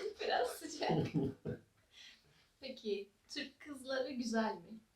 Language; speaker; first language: Turkish; native; Turkish